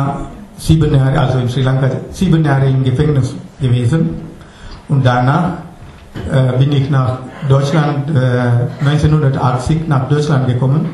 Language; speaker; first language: German; non-native, learner; Sinhala